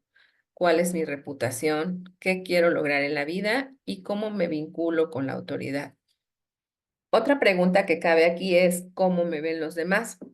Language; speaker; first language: Spanish; native; Spanish